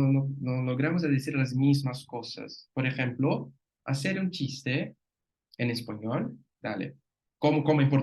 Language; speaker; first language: Spanish; non-native, fluent; Portuguese